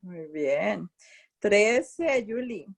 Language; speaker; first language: Spanish; non-native, fluent; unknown